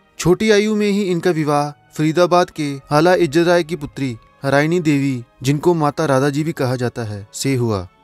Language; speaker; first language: Hindi; non-native, local second language; Punjabi